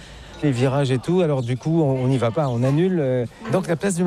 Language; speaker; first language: French; native; French